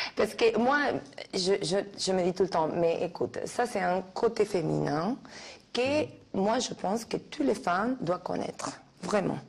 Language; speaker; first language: French; non-native, fluent; Spanish